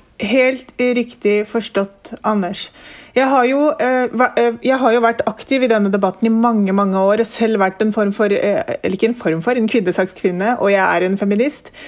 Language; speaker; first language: Norwegian; early bilingual, other home language; Urdu